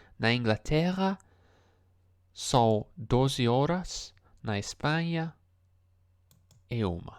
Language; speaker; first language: Portuguese; non-native, learner; English